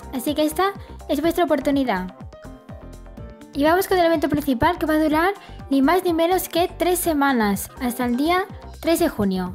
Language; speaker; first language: Spanish; native; Spanish